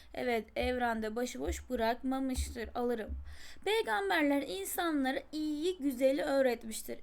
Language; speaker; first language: Turkish; native; Turkish